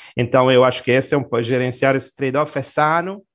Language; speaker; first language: Portuguese; non-native, fluent; Italian